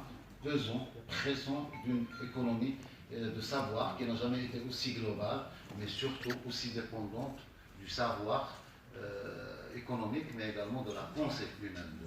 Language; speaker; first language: French; native; French